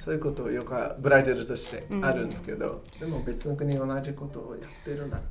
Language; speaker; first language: Japanese; non-native, fluent; Portuguese